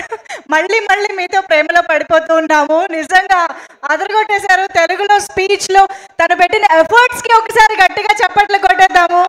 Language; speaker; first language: Telugu; native; Telugu